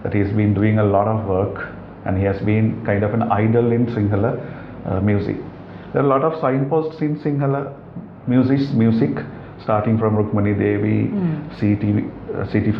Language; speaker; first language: English; non-native, local second language; Sinhala